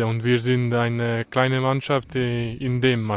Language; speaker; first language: German; non-native, learner; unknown